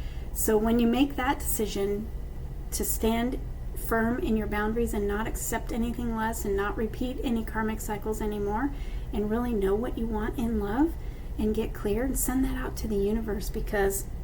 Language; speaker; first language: English; native; English